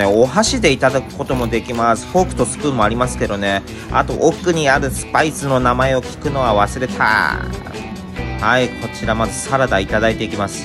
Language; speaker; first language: Japanese; native; Japanese